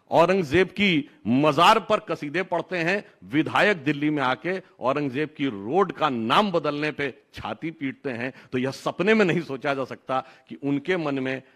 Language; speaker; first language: Hindi; native; Hindi